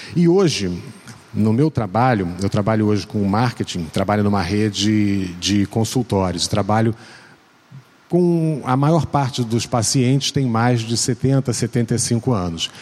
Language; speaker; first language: Portuguese; native; Portuguese